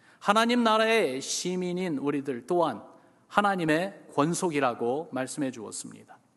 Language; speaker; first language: Korean; early bilingual, other home language; English